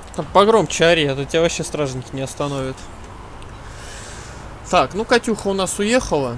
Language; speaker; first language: Russian; native; Russian